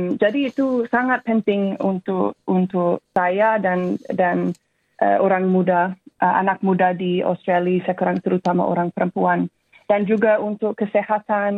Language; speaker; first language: Indonesian; non-native, fluent; English